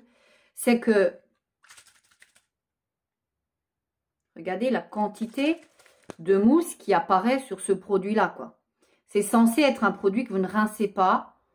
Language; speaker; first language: French; native; French